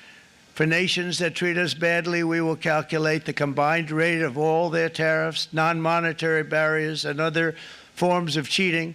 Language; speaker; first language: English; native; English